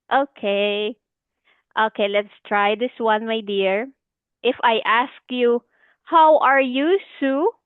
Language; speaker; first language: English; non-native, fluent; Filipino